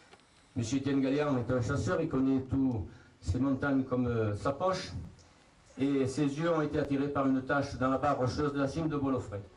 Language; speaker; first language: French; native; French